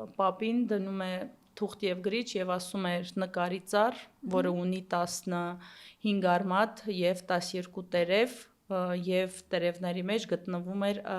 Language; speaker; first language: Armenian; early bilingual, heritage; Armenian